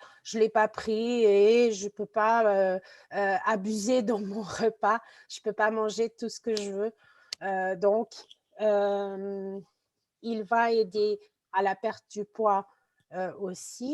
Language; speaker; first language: French; non-native, fluent; Portuguese